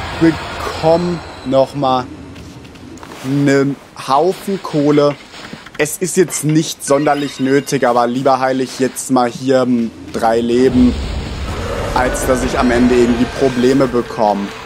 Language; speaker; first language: German; native; German